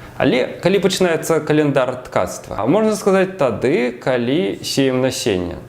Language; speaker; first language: Belarusian; native; Belarusian